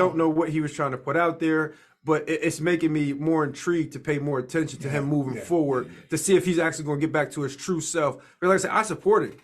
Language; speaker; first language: English; native; English